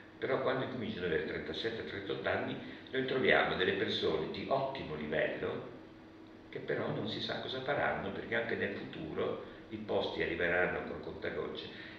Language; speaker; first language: Italian; early bilingual, other home language; Russian